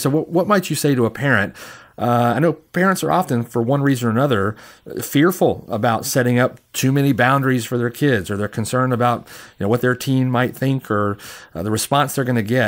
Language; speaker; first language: English; native; English